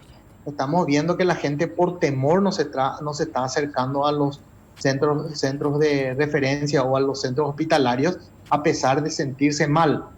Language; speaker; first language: Spanish; native; Spanish